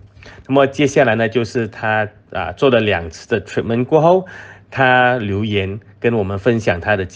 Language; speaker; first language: Chinese; native; Chinese